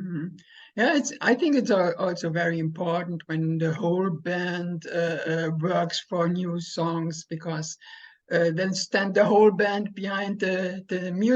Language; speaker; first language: English; non-native, learner; German